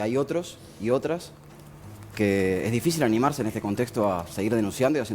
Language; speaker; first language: Spanish; native; Spanish